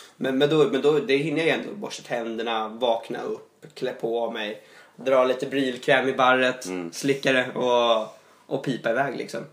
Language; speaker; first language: Swedish; native; Swedish